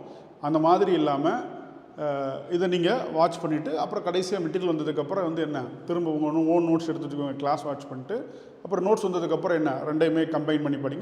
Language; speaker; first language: Tamil; native; Tamil